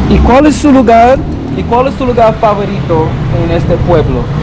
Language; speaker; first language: Spanish; non-native, learner; English